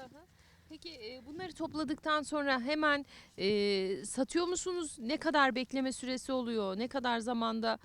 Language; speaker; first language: Turkish; native; Turkish